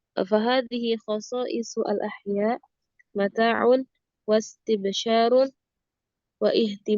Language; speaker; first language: Arabic; non-native, learner; Indonesian